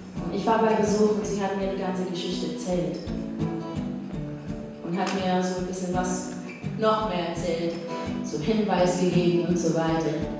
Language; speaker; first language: German; non-native, fluent; English